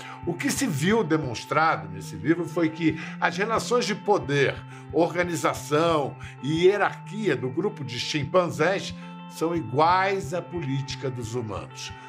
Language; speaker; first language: Portuguese; native; Portuguese